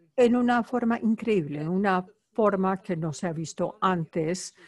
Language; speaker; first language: Spanish; non-native, fluent; Bulgarian